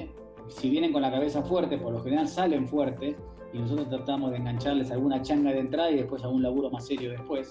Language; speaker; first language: Spanish; native; Spanish